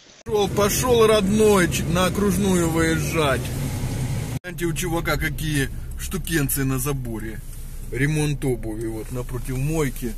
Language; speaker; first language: Russian; native; Russian